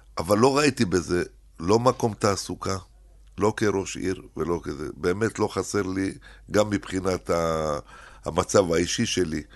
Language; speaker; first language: Hebrew; early bilingual, other home language; Arabic